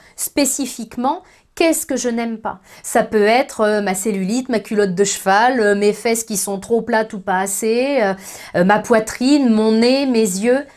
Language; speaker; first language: French; native; French